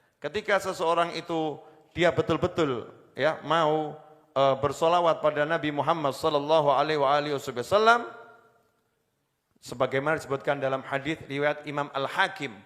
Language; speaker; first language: Indonesian; native; Indonesian